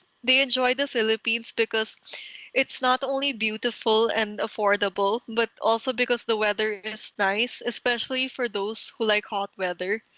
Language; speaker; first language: English; non-native, local second language; Filipino